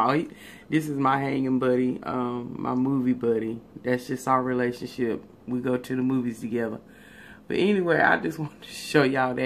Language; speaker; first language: English; native; English